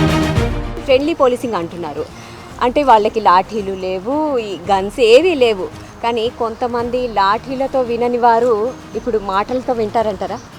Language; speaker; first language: Telugu; native; Telugu